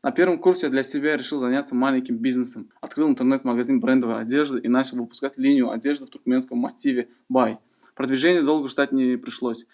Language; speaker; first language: Russian; non-native, fluent; Turkmen